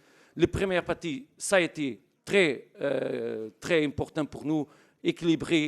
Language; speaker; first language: French; non-native, learner; Portuguese